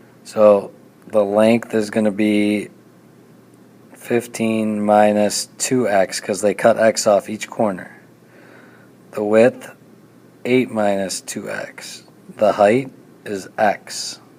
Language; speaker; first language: English; native; English